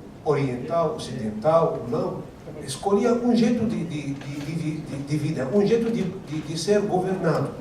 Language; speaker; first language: Portuguese; non-native, fluent; Arabic